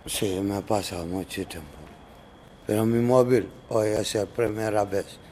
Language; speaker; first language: Spanish; non-native, learner; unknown